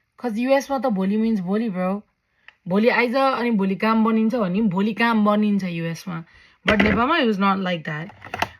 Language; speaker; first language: Nepali; early bilingual, heritage; Nepali